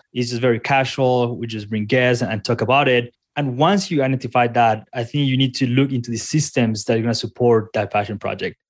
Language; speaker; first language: English; non-native, fluent; Spanish